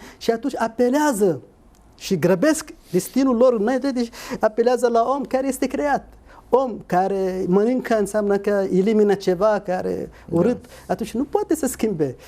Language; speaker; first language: Romanian; non-native, fluent; Arabic